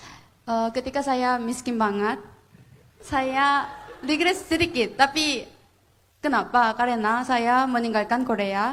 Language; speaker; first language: Indonesian; non-native, fluent; Korean